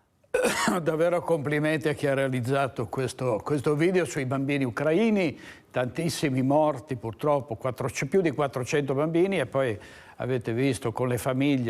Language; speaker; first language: Italian; native; Italian